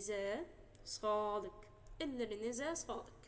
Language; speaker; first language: Turkish; non-native, fluent; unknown